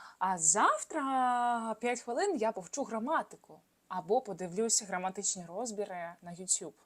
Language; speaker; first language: Ukrainian; non-native, local second language; Russian